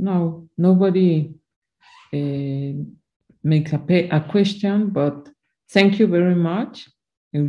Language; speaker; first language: English; non-native, learner; Spanish